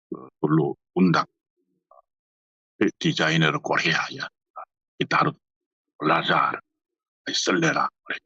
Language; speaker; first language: Indonesian; non-native, fluent; Korean